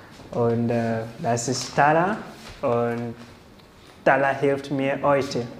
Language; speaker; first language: German; non-native, learner; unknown